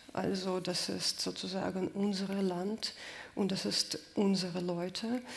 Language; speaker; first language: German; non-native, fluent; Russian